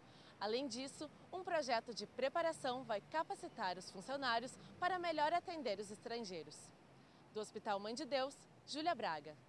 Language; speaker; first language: Portuguese; native; Portuguese